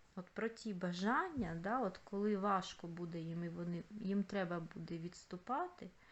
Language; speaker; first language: Ukrainian; non-native, local second language; Russian